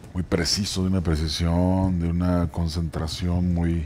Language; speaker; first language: Spanish; native; Spanish